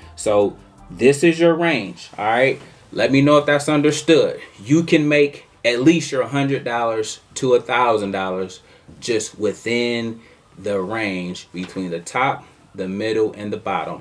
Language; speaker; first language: English; native; English